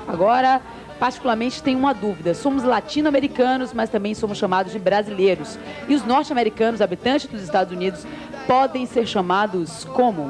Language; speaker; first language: Portuguese; native; Portuguese